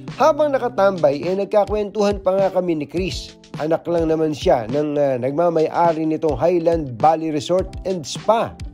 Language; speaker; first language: Filipino; native; Filipino